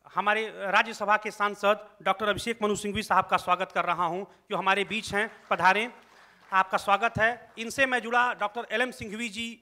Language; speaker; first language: Hindi; native; Hindi